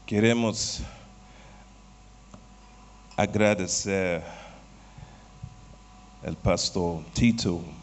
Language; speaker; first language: Portuguese; non-native, learner; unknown